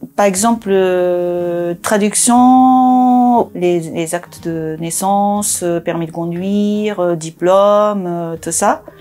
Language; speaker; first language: French; non-native, fluent; Japanese